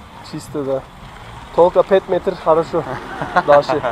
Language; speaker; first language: Russian; non-native, learner; Turkish